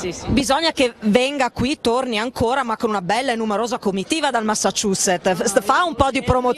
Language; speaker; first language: Italian; native; Italian